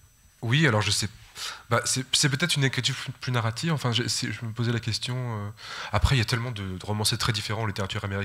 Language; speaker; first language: French; native; French